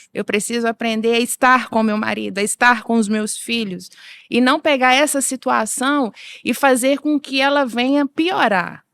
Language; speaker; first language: Portuguese; native; Portuguese